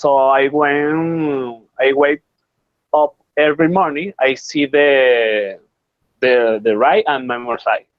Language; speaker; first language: English; non-native, learner; Spanish